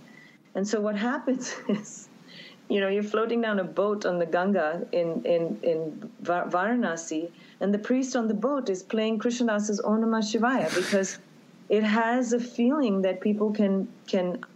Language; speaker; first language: English; native; English